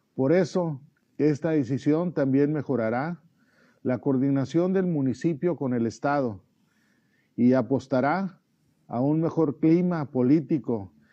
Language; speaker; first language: Spanish; native; Spanish